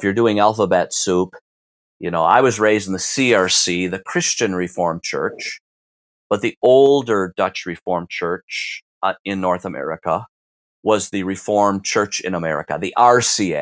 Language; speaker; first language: English; native; English